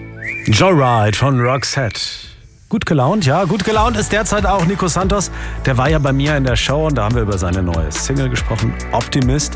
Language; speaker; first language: German; native; German